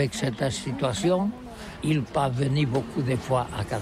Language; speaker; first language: French; non-native, learner; Catalan